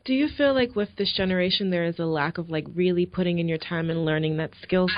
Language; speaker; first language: English; native; English